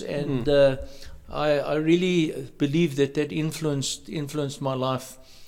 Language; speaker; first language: English; native; English